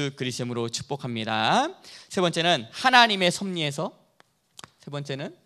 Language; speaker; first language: Korean; native; Korean